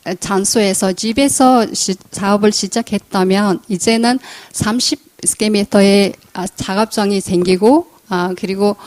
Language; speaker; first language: Korean; non-native, fluent; Mongolian